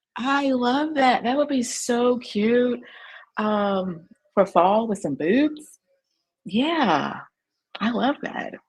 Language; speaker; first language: English; native; English